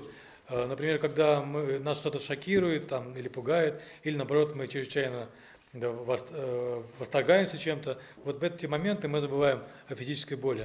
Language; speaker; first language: Russian; native; Russian